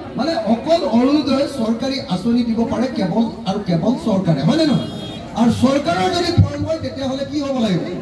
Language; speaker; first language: Assamese; native; Assamese